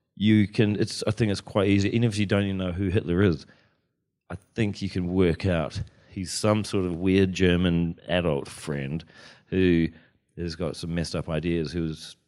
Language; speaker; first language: English; native; English